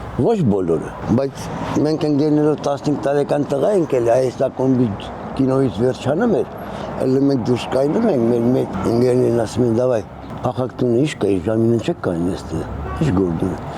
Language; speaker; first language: Armenian; native; Armenian